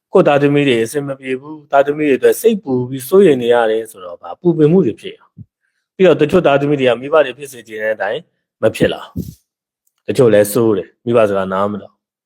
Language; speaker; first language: Burmese; native; Burmese